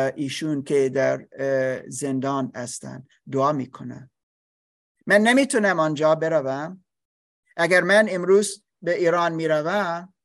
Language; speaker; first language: Persian; non-native, learner; English